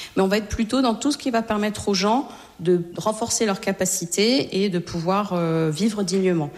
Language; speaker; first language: French; native; French